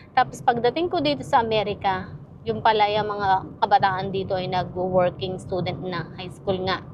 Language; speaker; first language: Filipino; native; Filipino